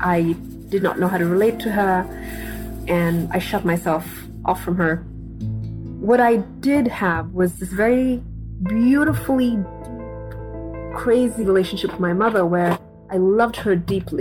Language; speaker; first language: English; non-native, local second language; Tamil